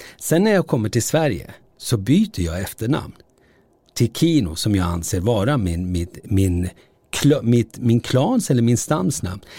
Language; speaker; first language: Swedish; early bilingual, other home language; Turoyo